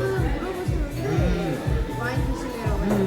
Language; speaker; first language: Korean; non-native, learner; Turkish